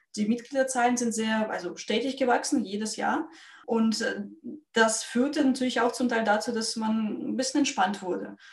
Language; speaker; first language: German; non-native, fluent; Russian